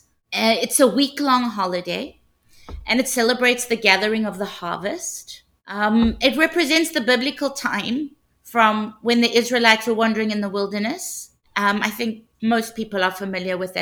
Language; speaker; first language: English; native; English